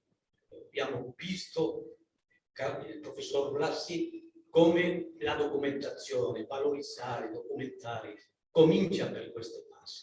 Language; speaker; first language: Italian; non-native, learner; Spanish